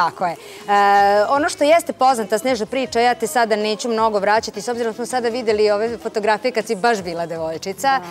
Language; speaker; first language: Serbian; native; Serbian